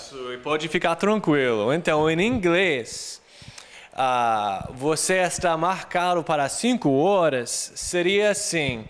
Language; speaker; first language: Portuguese; non-native, fluent; English